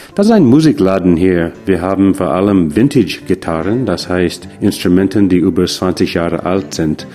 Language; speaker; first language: German; non-native, fluent; English